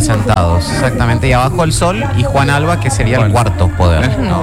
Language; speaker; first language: Spanish; native; Spanish